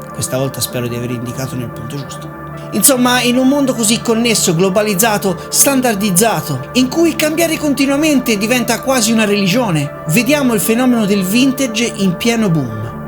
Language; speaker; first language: Italian; native; Italian